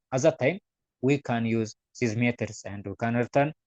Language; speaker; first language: English; non-native, local second language; Amharic